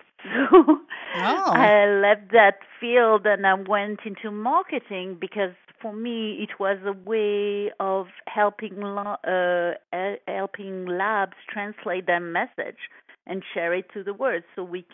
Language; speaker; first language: English; non-native, fluent; French